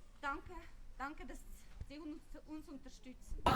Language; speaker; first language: German; non-native, learner; Ukrainian